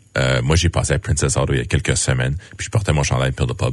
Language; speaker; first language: French; native; French